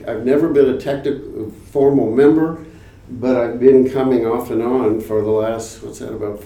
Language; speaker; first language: English; native; English